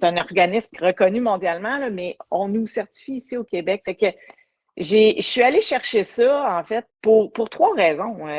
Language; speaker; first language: French; native; French